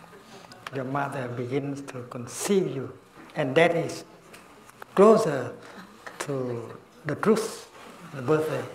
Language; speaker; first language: English; non-native, fluent; Vietnamese